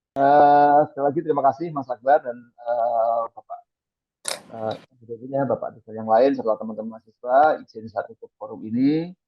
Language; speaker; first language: Indonesian; native; Indonesian